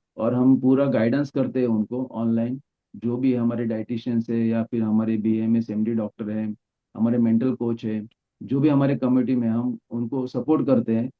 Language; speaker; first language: Hindi; non-native, local second language; Marathi